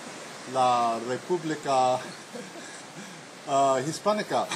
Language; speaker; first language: Spanish; non-native, learner; English